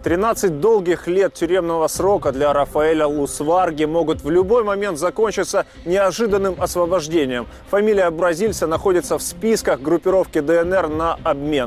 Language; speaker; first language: Russian; native; Russian